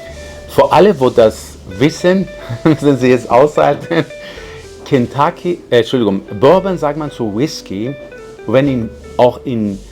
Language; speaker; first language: German; non-native, fluent; Persian